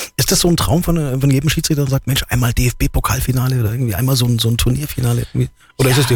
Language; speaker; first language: German; native; German